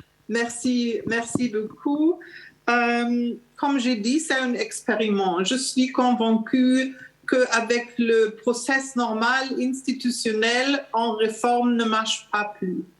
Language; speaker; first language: French; non-native, learner; German